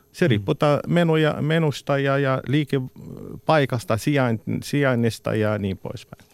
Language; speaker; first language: Finnish; non-native, fluent; Arabic